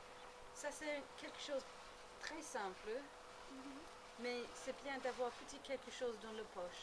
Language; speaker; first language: French; non-native, learner; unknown